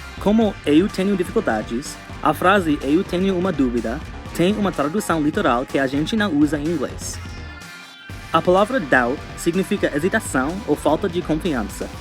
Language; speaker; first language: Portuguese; non-native, fluent; English